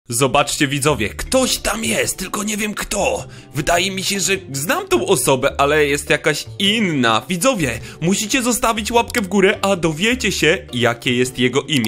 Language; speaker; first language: Polish; native; Polish